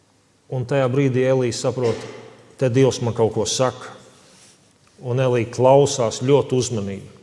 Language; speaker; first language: Latvian; native; Latvian